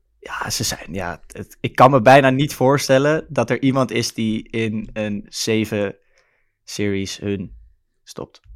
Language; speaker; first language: Dutch; native; Dutch